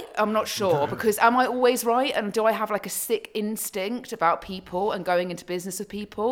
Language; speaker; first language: English; native; English